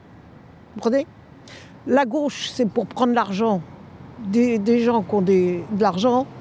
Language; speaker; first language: French; native; French